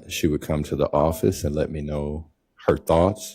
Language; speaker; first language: English; native; English